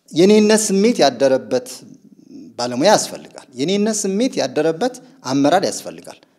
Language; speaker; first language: Amharic; non-native, local second language; Sebat Bet Gurage